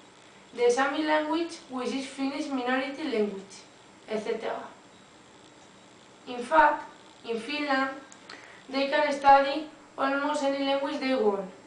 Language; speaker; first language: English; non-native, learner; Spanish